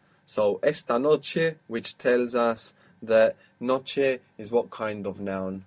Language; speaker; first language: English; native; English